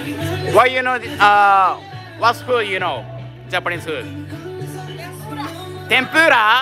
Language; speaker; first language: English; non-native, learner; Japanese